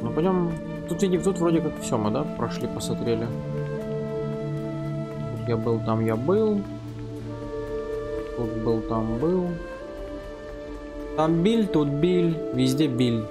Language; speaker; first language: Russian; native; Russian